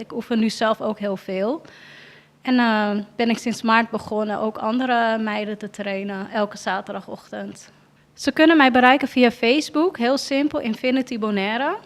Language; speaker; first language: Dutch; native; Dutch